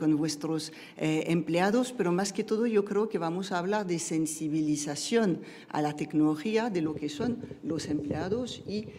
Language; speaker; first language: Spanish; non-native, fluent; French